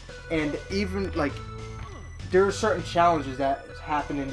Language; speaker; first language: English; native; English